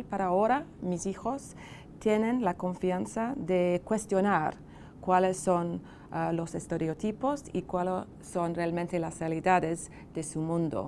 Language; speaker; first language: Spanish; non-native, fluent; English